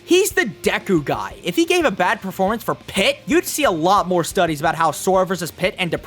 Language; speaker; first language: English; native; English